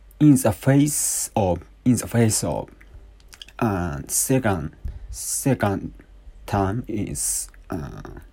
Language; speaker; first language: English; non-native, learner; Japanese